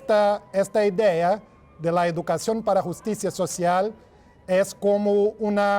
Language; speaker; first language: Spanish; non-native, fluent; Portuguese